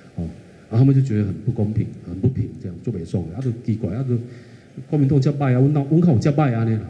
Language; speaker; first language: Chinese; native; Chinese